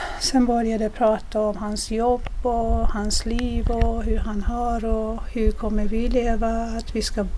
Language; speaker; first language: Swedish; non-native, fluent; Persian